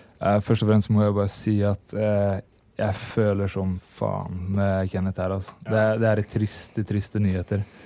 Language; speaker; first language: Norwegian; native; Norwegian